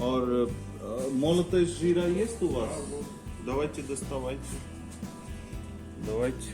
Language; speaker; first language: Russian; non-native, fluent; Hindi